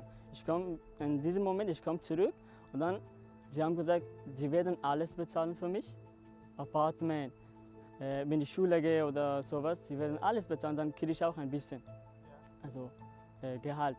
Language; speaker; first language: German; non-native, learner; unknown